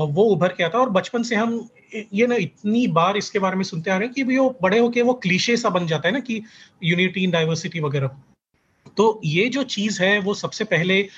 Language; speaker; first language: Hindi; native; Hindi